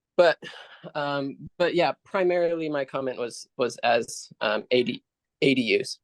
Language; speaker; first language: English; native; English